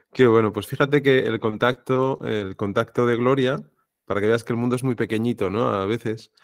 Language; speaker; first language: Spanish; native; Spanish